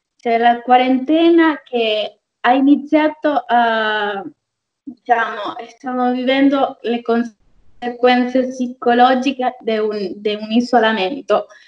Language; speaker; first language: Italian; non-native, fluent; Spanish